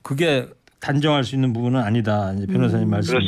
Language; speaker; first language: Korean; native; Korean